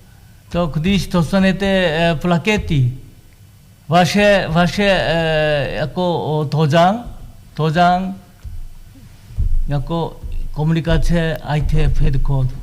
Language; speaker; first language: Czech; non-native, learner; Korean